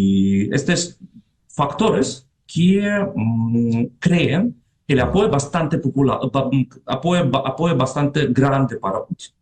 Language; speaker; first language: Spanish; non-native, fluent; Russian